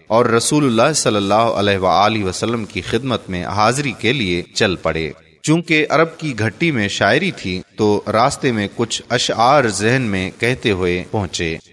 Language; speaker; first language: Urdu; native; Urdu